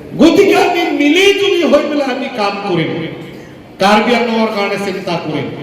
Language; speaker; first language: Assamese; non-native, local second language; Karbi